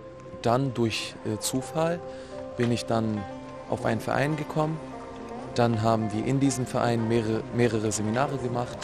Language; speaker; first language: German; non-native, fluent; Arabic